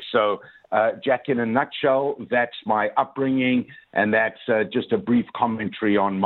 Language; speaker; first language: English; native; English